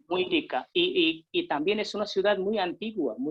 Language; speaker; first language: Spanish; non-native, fluent; Hindi